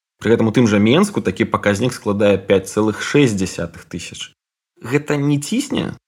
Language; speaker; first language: Belarusian; non-native, local second language; Russian